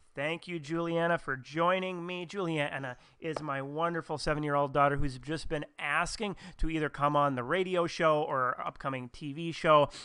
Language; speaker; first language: English; native; English